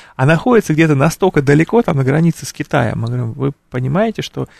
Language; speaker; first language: Russian; native; Russian